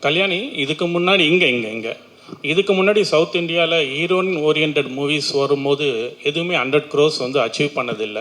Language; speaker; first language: Tamil; native; Tamil